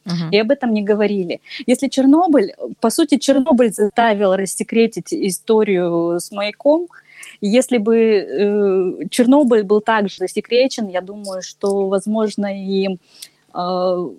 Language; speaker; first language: Russian; native; Russian